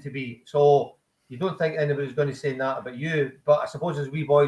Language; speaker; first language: English; native; English